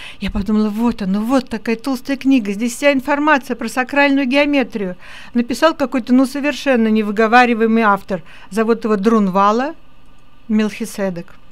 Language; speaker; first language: Russian; native; Russian